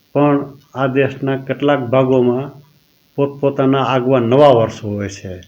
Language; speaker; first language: Gujarati; non-native, local second language; Kachhi